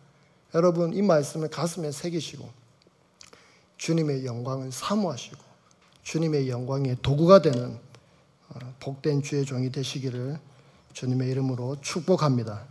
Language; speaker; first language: Korean; native; Korean